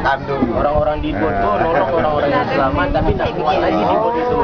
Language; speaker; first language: Indonesian; non-native, local second language; Achinese